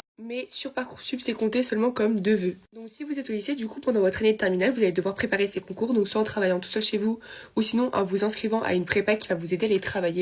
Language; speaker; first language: French; native; French